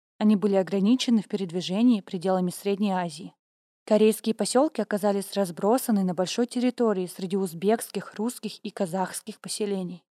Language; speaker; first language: Russian; native; Russian